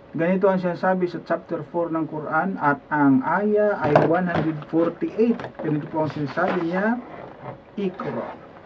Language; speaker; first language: Filipino; non-native, local second language; Cebuano